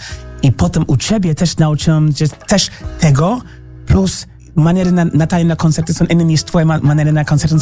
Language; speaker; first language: Polish; non-native, learner; English